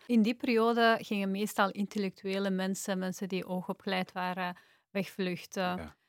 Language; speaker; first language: Dutch; early bilingual, other home language; Persian